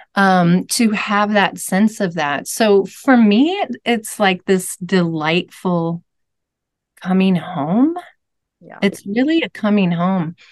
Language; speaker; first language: English; native; English